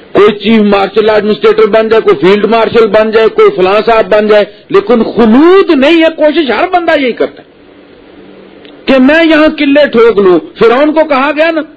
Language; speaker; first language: Urdu; non-native, local second language; Punjabi